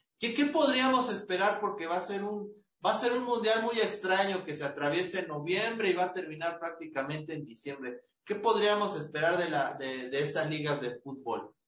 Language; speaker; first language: Spanish; native; Spanish